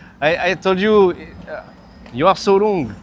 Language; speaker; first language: English; non-native, learner; French